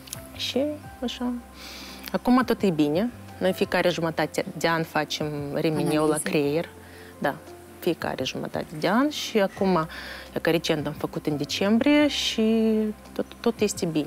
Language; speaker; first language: Romanian; non-native, local second language; Russian